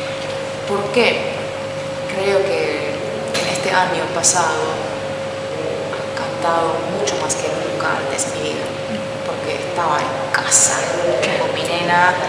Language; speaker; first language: Spanish; non-native, fluent; Finnish